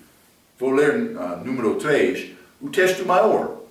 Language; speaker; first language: Portuguese; non-native, fluent; English